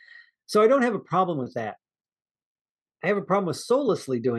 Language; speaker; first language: English; native; English